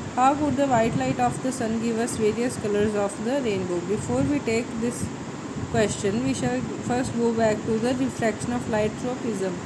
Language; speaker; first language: English; non-native, local second language; Punjabi